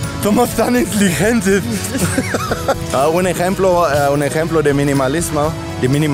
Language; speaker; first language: Spanish; non-native, fluent; German